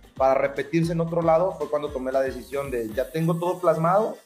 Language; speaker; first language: Spanish; native; Spanish